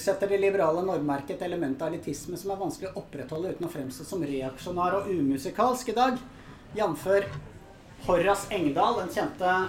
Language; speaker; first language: Norwegian; native; Norwegian